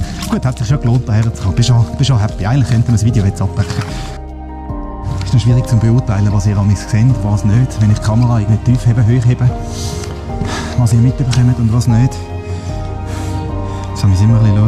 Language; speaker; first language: German; native; German